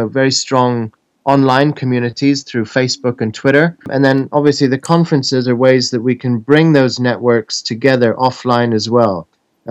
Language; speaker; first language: English; native; English